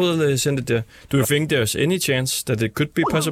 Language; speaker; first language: English; non-native, learner; Danish